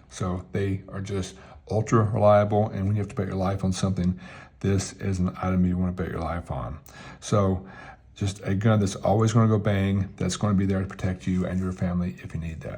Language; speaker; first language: English; native; English